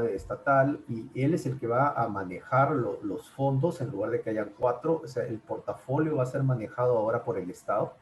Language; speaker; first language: Spanish; native; Spanish